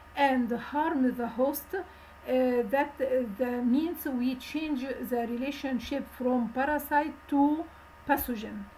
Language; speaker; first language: English; non-native, fluent; Arabic